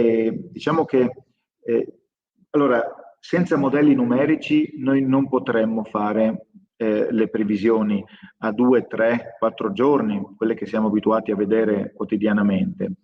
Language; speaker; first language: Italian; native; Italian